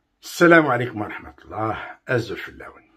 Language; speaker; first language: Arabic; native; Arabic